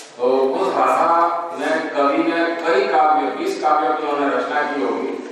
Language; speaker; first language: Hindi; non-native, local second language; Odia